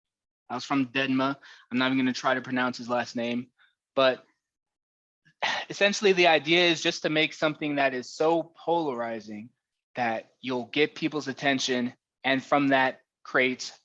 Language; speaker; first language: English; native; English